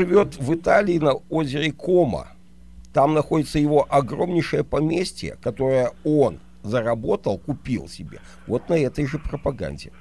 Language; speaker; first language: Russian; native; Russian